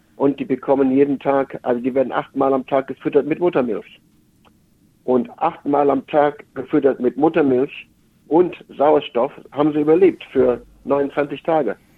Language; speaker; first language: German; native; German